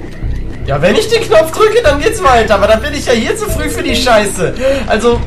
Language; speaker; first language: German; native; German